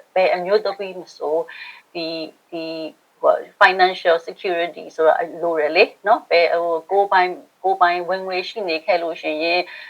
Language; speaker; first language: Burmese; non-native, local second language; Shan